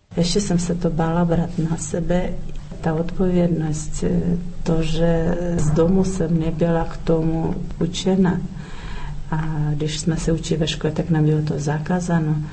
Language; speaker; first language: Czech; early bilingual, heritage; Czech